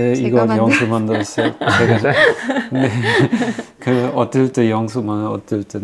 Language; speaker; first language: Korean; non-native, fluent; German